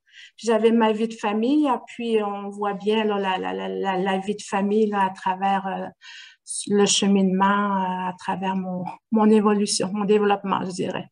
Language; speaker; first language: French; non-native, local second language; Innu-aimun